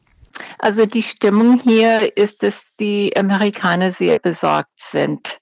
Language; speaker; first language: German; non-native, fluent; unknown